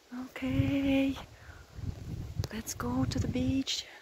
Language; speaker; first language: English; non-native, fluent; Russian